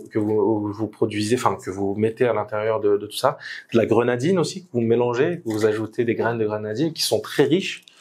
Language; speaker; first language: French; native; French